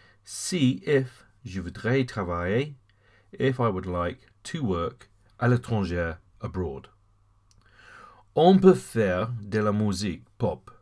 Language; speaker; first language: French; non-native, fluent; English